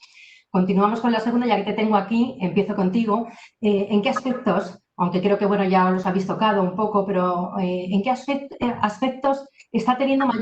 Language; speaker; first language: Spanish; native; Spanish